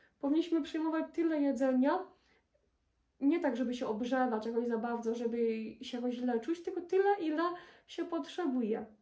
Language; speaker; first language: Polish; native; Polish